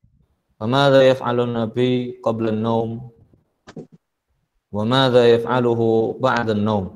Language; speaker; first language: Arabic; non-native, fluent; Indonesian